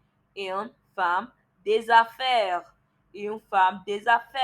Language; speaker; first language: French; non-native, learner; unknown